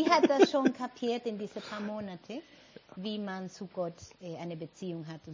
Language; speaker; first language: German; non-native, fluent; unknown